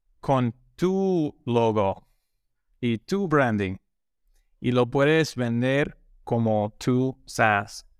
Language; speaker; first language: Spanish; non-native, learner; English